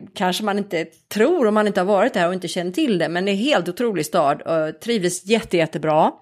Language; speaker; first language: Swedish; native; Swedish